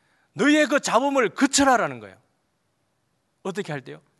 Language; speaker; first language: Korean; native; Korean